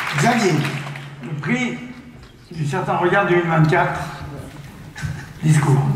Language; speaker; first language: French; native; French